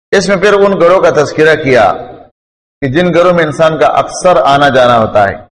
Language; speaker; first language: Urdu; non-native, local second language; Pashto